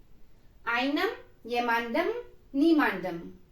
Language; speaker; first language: German; non-native, fluent; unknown